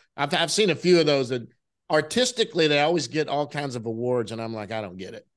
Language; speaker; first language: English; native; English